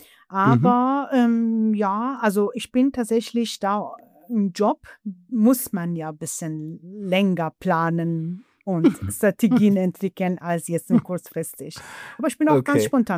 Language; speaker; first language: German; non-native, fluent; Persian